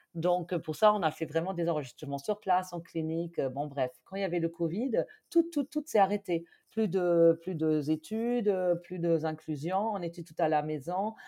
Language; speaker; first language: French; non-native, fluent; German